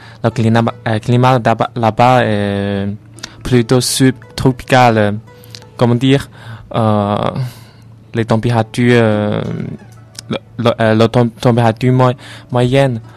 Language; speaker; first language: French; non-native, learner; Chinese